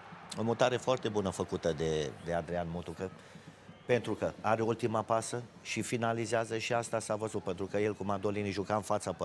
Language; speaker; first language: Romanian; native; Romanian